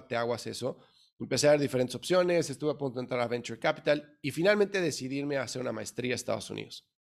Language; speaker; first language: Spanish; native; Spanish